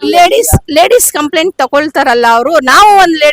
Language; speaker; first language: Kannada; non-native, local second language; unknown